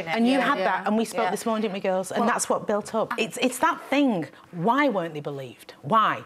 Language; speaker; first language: English; native; English